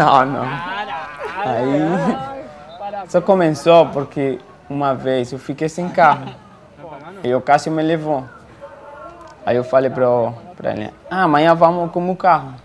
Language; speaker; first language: Portuguese; non-native, fluent; Spanish